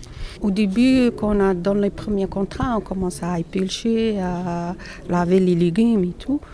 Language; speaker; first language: French; non-native, learner; Arabic